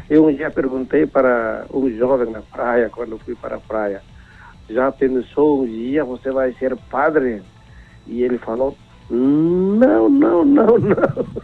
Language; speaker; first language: Portuguese; non-native, fluent; Indonesian